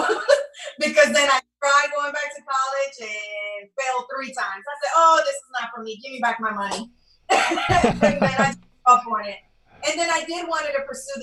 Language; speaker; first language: English; non-native, fluent; Spanish